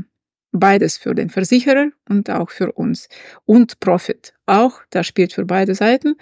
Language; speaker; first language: German; non-native, fluent; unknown